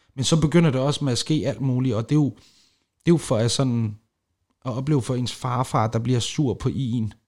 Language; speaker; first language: Danish; early bilingual, other home language; Kurdish